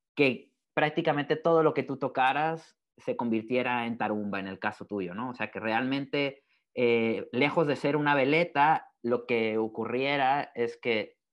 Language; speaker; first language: Spanish; native; Spanish